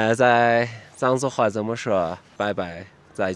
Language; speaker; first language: Chinese; non-native, learner; Turkish